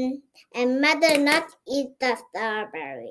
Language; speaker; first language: English; non-native, learner; Korean